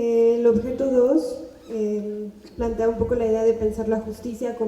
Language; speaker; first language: Spanish; native; Spanish